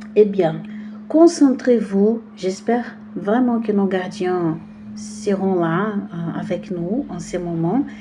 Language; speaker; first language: French; non-native, learner; Portuguese